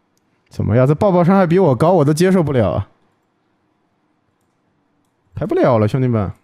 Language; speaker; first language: Chinese; native; Chinese